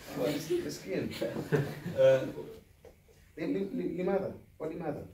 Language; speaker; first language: Arabic; non-native, learner; English